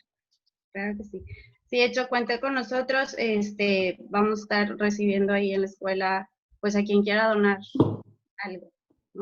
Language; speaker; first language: Spanish; native; Spanish